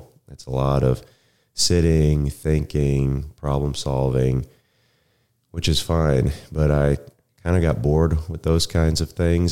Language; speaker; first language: English; native; English